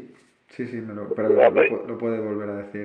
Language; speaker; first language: Spanish; native; Spanish